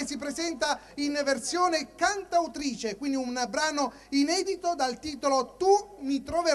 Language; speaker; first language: Italian; native; Italian